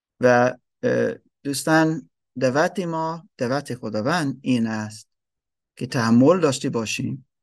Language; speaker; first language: Persian; non-native, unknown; German